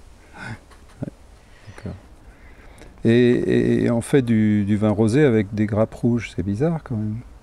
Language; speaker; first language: French; native; French